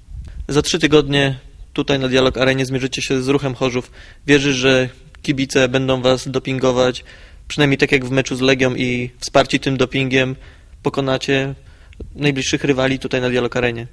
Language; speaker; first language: Polish; native; Polish